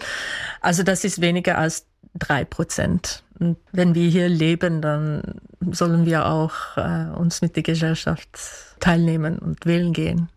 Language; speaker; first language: German; non-native, fluent; Dutch